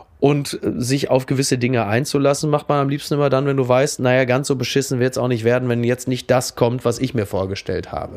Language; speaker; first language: German; native; German